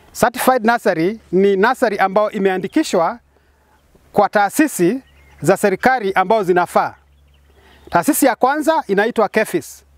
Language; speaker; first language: Swahili; non-native, local second language; Kikuyu